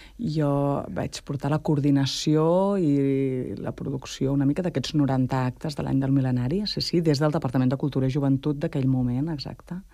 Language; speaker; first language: Catalan; native; Catalan